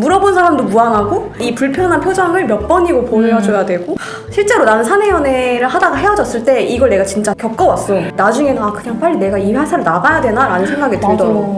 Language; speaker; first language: Korean; native; Korean